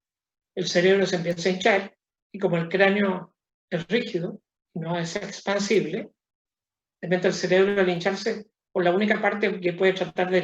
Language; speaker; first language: Spanish; native; Spanish